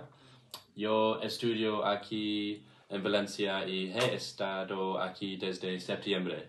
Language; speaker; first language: Spanish; non-native, learner; English